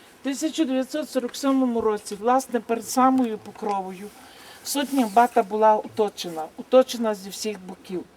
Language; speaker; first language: Ukrainian; native; Ukrainian